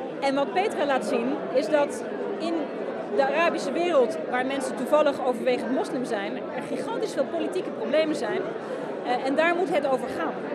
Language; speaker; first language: Dutch; non-native, fluent; Persian